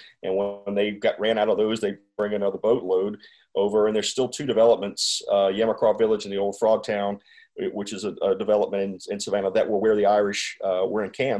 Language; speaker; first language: English; native; English